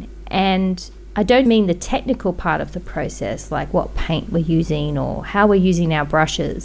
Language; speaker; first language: English; native; English